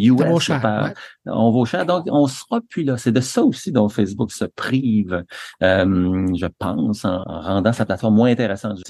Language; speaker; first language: French; native; French